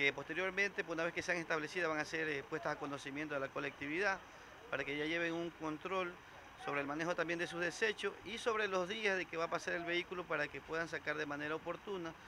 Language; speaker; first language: Spanish; native; Spanish